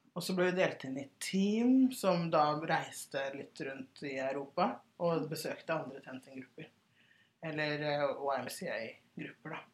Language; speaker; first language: Norwegian; early bilingual, other home language; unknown